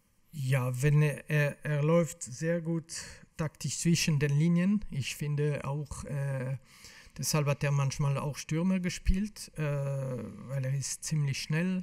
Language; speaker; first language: German; non-native, fluent; French